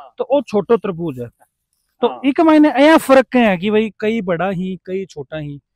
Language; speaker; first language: Hindi; native; Hindi